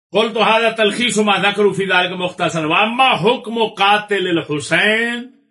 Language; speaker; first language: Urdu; non-native, local second language; Punjabi